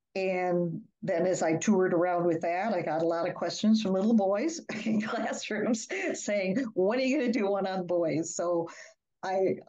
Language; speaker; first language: English; native; English